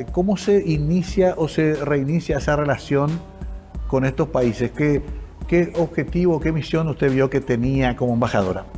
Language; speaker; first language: Spanish; native; Spanish